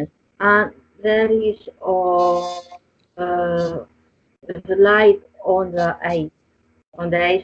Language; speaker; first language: English; non-native, learner; Spanish